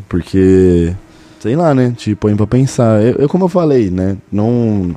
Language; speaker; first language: Portuguese; native; Portuguese